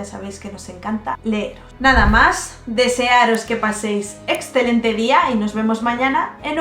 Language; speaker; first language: Spanish; native; Spanish